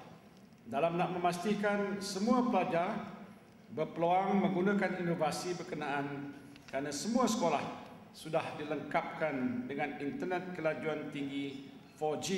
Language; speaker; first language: Malay; native; Malay